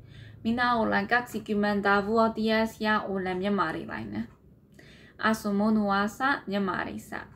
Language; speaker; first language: Finnish; non-native, learner; Burmese